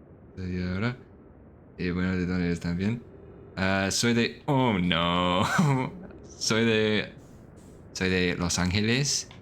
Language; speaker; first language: Spanish; non-native, learner; English